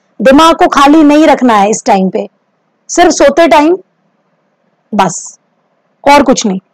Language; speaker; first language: Hindi; native; Hindi